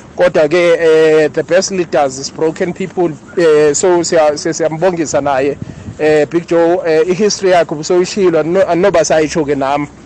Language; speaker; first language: Zulu; non-native, local second language; South Ndebele